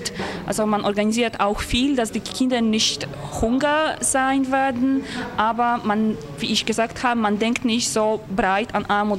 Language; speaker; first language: German; non-native, fluent; Polish